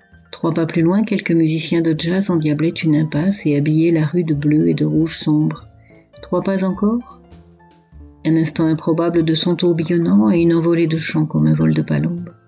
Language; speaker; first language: French; native; French